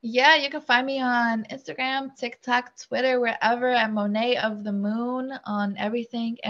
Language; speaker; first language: English; native; English